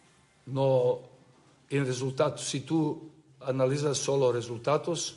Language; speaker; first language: Spanish; non-native, learner; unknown